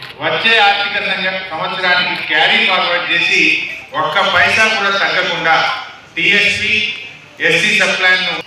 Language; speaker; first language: Telugu; native; Telugu